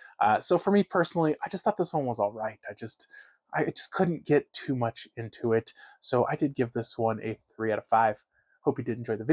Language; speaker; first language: English; native; English